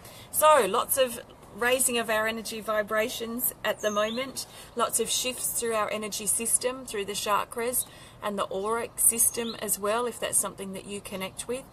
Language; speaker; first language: English; native; English